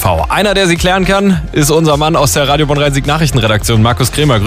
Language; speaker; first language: German; native; German